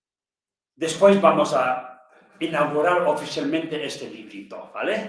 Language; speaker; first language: Spanish; non-native, learner; Tibetan